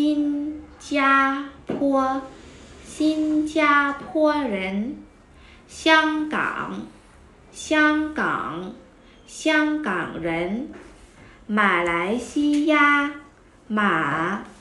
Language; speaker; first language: Chinese; non-native, fluent; Vietnamese